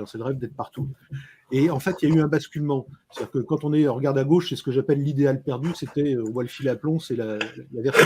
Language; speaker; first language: French; native; French